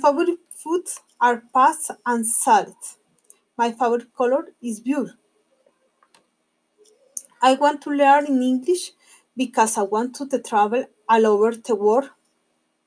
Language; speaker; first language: English; non-native, learner; Spanish